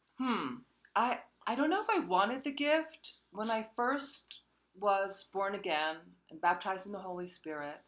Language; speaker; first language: English; early bilingual, other home language; Korean